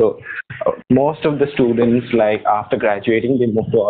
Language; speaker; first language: English; non-native, local second language; Bangla